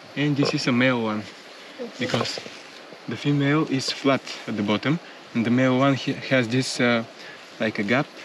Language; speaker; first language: English; non-native, fluent; Bulgarian